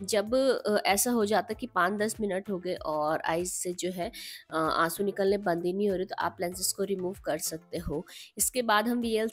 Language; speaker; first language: Hindi; native; Hindi